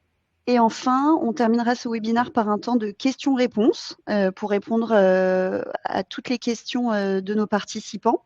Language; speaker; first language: French; native; French